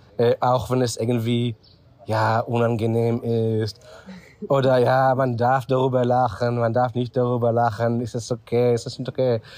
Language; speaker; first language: German; non-native, fluent; Hebrew